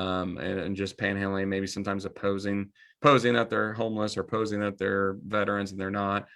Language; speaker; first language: English; native; English